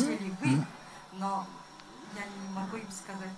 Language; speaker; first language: Russian; non-native, fluent; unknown